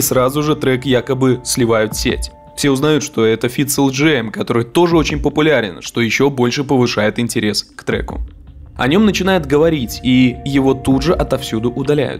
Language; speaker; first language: Russian; native; Russian